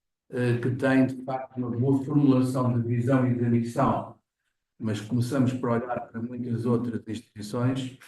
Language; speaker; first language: Portuguese; native; Portuguese